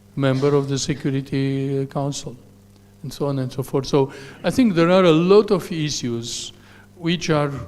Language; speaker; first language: English; non-native, fluent; Romanian